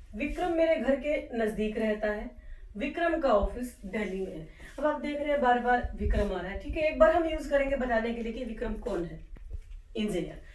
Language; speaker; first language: Hindi; native; Hindi